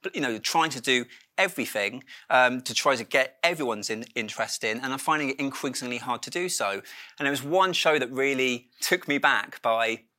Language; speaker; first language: English; native; English